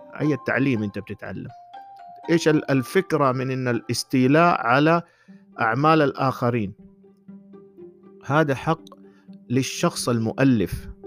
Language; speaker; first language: Arabic; native; Arabic